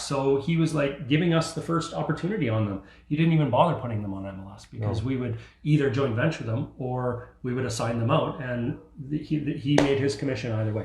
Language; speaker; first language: English; native; English